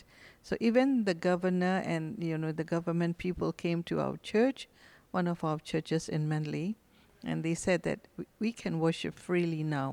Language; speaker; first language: English; non-native, fluent; Burmese